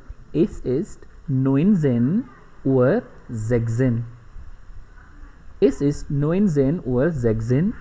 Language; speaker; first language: German; non-native, fluent; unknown